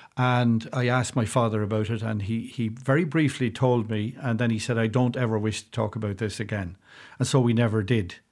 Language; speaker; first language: English; native; English